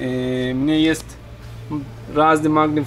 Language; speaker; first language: Russian; non-native, learner; Turkish